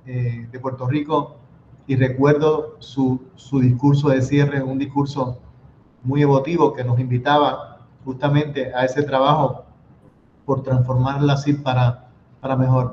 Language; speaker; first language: Spanish; native; Spanish